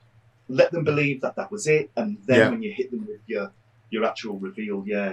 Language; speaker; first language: English; native; English